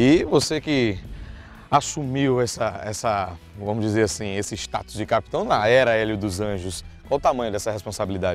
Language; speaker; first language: Portuguese; native; Portuguese